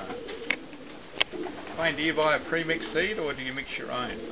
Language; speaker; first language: English; native; English